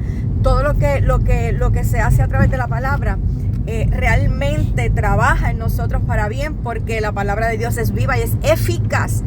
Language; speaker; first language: Spanish; native; Spanish